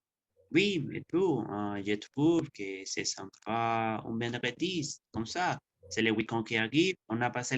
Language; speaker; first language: French; non-native, learner; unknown